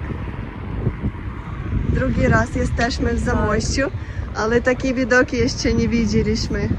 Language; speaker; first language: Polish; non-native, learner; Ukrainian